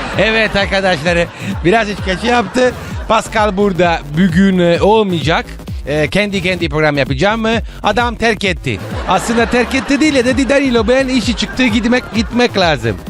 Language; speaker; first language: Turkish; non-native, learner; Italian